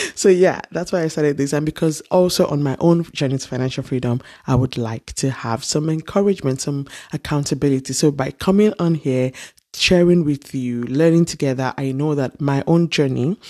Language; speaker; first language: English; non-native, local second language; Yoruba